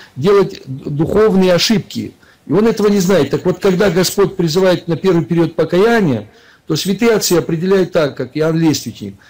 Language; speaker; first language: Russian; native; Russian